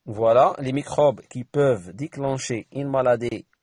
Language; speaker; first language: French; non-native, local second language; Arabic